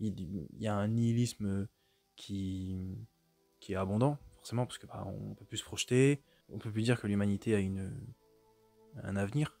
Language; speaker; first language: French; native; French